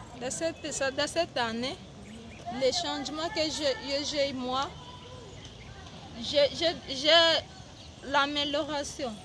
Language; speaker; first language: French; non-native, learner; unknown